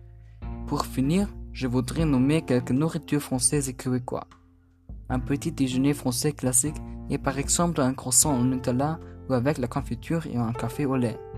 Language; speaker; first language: French; non-native, learner; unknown